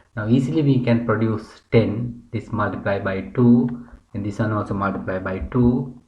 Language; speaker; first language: English; non-native, local second language; Sinhala